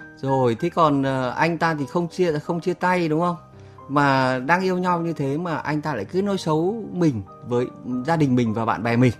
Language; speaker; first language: Vietnamese; native; Vietnamese